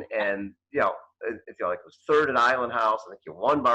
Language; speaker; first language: English; native; English